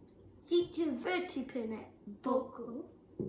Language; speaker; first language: French; non-native, local second language; English